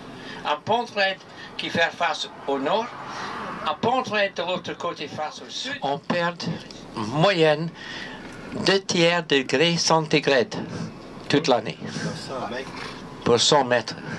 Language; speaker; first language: French; non-native, learner; English